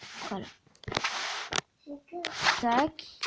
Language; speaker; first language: French; native; French